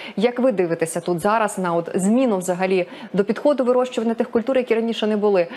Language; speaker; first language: Ukrainian; native; Ukrainian